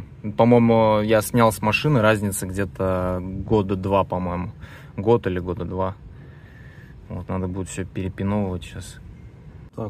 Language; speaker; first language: Russian; native; Russian